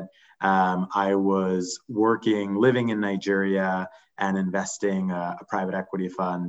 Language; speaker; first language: English; native; English